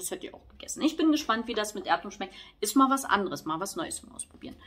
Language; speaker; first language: German; native; German